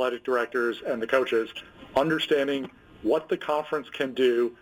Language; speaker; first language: English; native; English